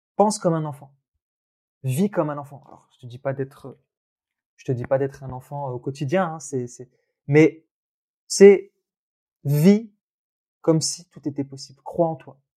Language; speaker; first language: French; early bilingual, other home language; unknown